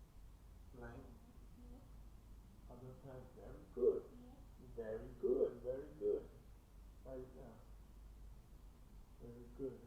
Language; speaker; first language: English; non-native, fluent; Thai